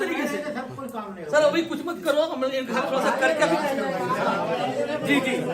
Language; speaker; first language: Hindi; native; Hindi